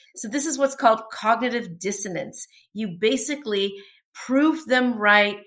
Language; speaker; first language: English; non-native, fluent; Portuguese